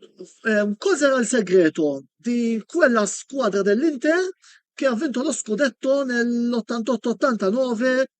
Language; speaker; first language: Italian; non-native, fluent; Maltese